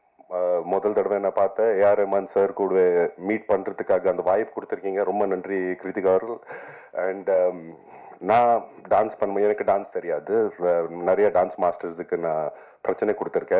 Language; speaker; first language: Tamil; non-native, local second language; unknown